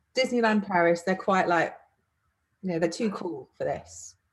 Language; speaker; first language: English; native; English